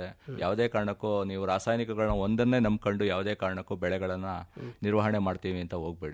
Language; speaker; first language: Kannada; native; Kannada